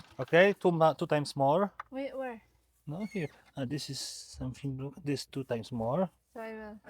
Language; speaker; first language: English; non-native, learner; Polish